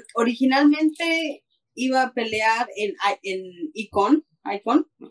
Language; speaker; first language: Spanish; native; Spanish